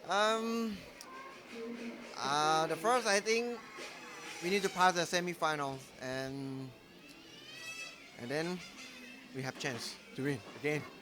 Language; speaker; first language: English; non-native, learner; Thai